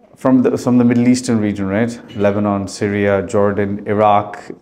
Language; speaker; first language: English; early bilingual, heritage; Arabic